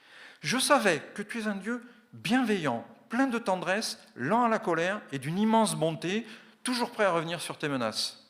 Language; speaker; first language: French; native; French